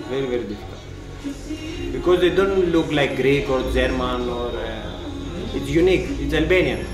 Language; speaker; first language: English; non-native, learner; Greek